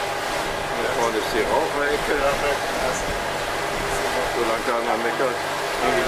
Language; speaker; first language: German; native; German